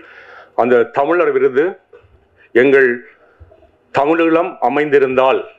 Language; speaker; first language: Tamil; native; Tamil